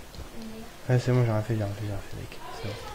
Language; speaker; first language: French; native; French